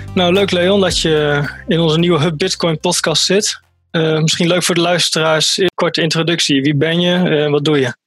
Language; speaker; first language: Dutch; native; Dutch